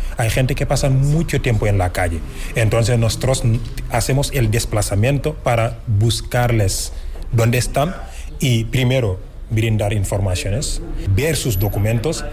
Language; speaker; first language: Spanish; non-native, fluent; Wolof